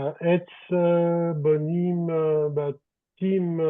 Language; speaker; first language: Hebrew; non-native, learner; French